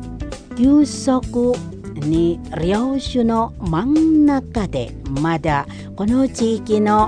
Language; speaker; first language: Japanese; non-native, learner; Indonesian